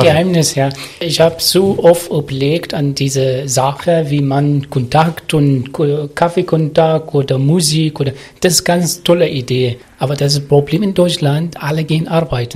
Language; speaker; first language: German; non-native, learner; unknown